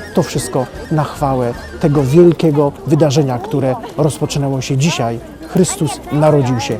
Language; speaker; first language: Polish; native; Polish